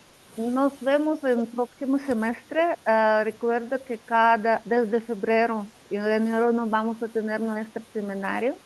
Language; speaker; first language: Spanish; non-native, learner; Russian